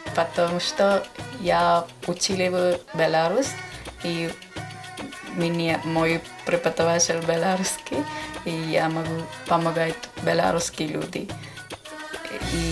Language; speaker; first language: Russian; non-native, learner; Malayalam